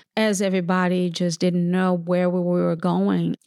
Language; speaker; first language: English; early bilingual, other home language; Portuguese